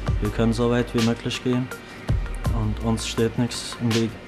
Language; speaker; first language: German; early bilingual, other home language; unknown